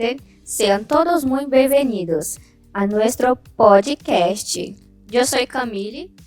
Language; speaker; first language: Spanish; non-native, learner; Portuguese